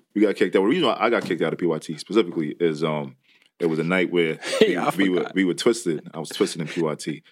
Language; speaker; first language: English; non-native, local second language; Igbo